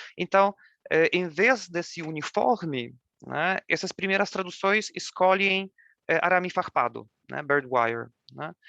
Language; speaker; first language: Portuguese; non-native, fluent; Polish